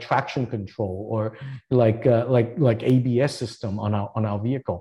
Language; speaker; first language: English; non-native, local second language; Cantonese